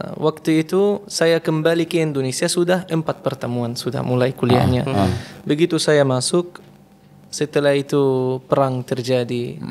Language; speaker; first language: Indonesian; non-native, fluent; Arabic